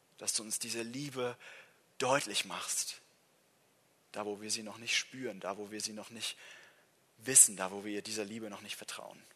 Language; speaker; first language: German; non-native, fluent; English